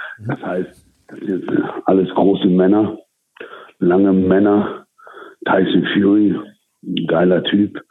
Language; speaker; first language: German; early bilingual, other home language; Turkish